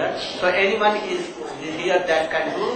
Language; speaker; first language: English; non-native, learner; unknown